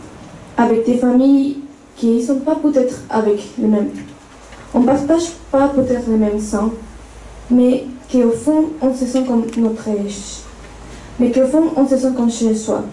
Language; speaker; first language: French; non-native, fluent; Spanish